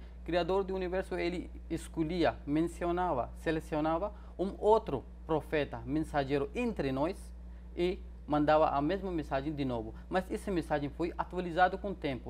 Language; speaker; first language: Portuguese; non-native, fluent; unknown